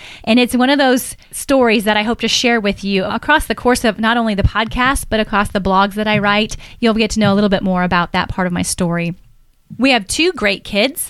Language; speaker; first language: English; native; English